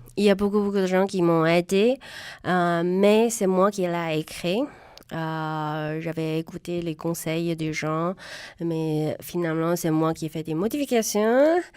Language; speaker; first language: French; non-native, fluent; Chinese